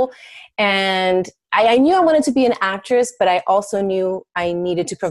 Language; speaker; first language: English; early bilingual, other home language; Spanish